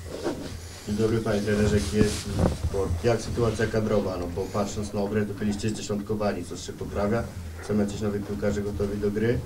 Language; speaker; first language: Polish; native; Polish